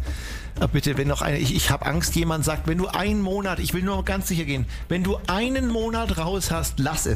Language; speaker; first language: German; native; German